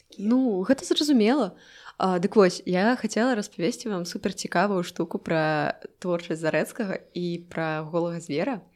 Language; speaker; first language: Belarusian; non-native, local second language; Russian